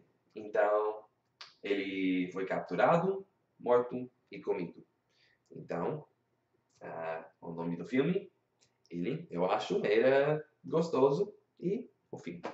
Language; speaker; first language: Portuguese; non-native, learner; English